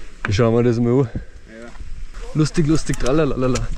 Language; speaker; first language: German; native; German